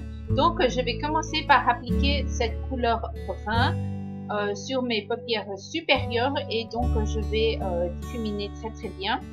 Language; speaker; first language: French; non-native, learner; Spanish